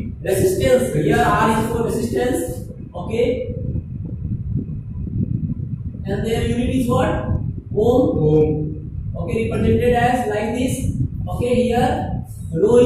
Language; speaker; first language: English; non-native, local second language; Hindi